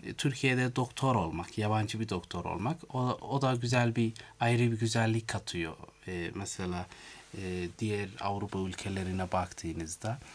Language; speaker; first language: Turkish; non-native, fluent; Somali